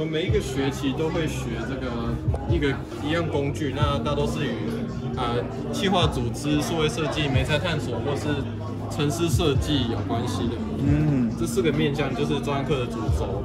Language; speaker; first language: Chinese; native; Chinese